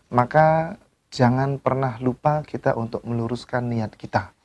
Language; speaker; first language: Indonesian; native; Indonesian